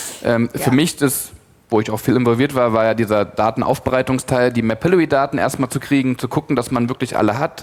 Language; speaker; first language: German; native; German